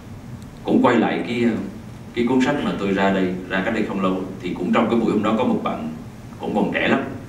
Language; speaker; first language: Vietnamese; native; Vietnamese